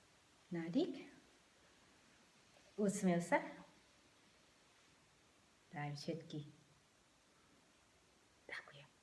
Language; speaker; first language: Slovak; non-native, learner; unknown